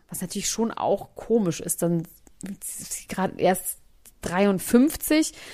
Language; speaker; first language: German; native; German